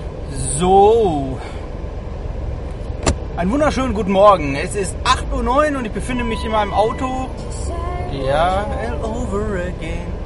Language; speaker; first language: German; native; German